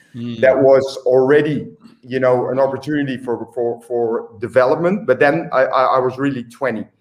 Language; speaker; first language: English; non-native, fluent; Dutch